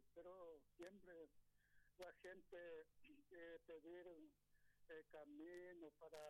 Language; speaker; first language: Spanish; non-native, local second language; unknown